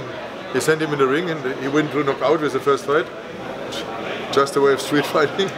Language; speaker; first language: English; non-native, fluent; German